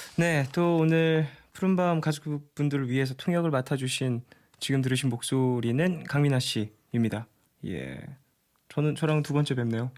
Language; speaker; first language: Korean; native; Korean